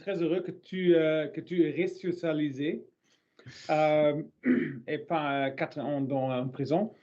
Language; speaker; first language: French; non-native, learner; English